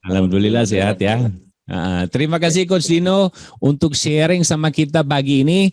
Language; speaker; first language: Indonesian; non-native, learner; German